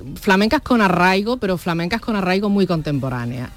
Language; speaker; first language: Spanish; native; Spanish